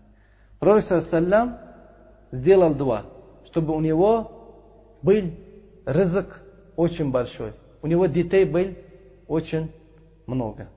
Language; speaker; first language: Russian; non-native, local second language; Uzbek